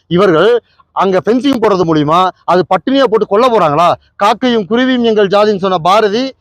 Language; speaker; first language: Tamil; native; Tamil